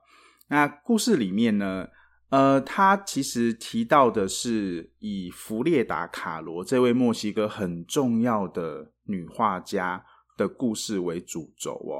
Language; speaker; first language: Chinese; native; Chinese